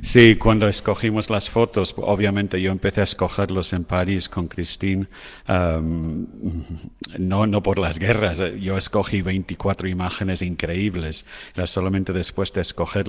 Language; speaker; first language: Spanish; non-native, fluent; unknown